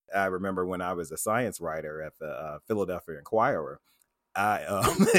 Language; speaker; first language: English; native; English